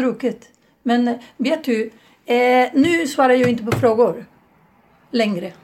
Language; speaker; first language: Swedish; non-native, fluent; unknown